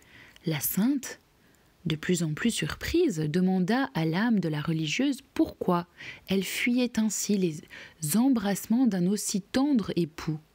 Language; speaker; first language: French; native; French